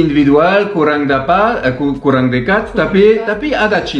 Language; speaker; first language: Indonesian; non-native, learner; French